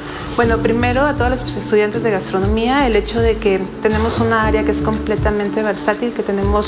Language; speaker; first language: Spanish; native; Spanish